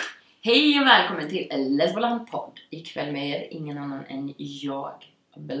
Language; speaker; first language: Swedish; native; Swedish